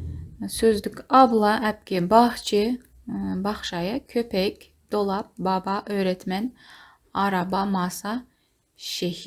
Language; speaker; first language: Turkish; non-native, fluent; Kazakh